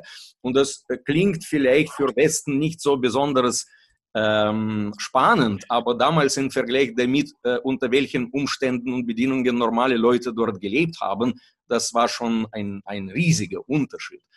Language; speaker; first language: German; non-native, fluent; Russian